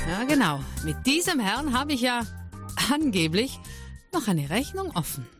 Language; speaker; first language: German; native; German